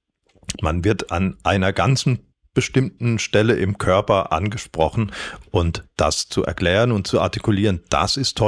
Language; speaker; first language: German; native; German